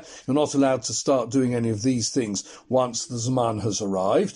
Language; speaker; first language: English; native; English